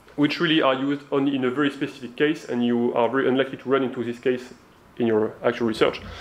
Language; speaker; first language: English; non-native, fluent; French